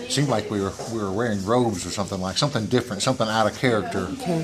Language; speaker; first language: English; native; English